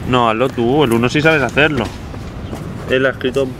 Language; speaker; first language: Spanish; native; Spanish